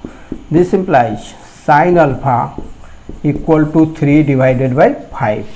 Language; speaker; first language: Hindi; native; Hindi